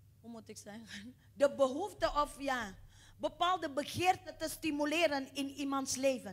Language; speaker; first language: Dutch; non-native, fluent; Indonesian